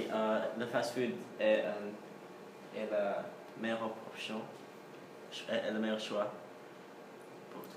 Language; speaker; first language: French; non-native, learner; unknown